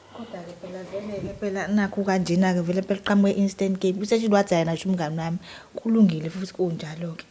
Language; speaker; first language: Zulu; native; Zulu